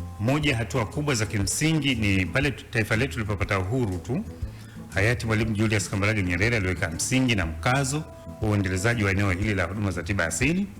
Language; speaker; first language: Swahili; native; Swahili